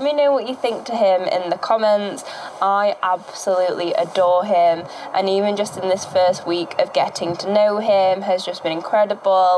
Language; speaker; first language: English; native; English